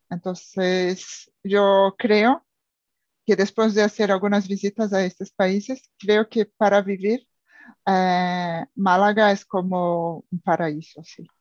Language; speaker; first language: Spanish; non-native, fluent; Portuguese